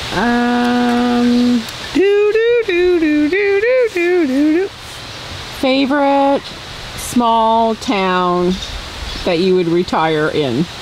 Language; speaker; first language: English; native; English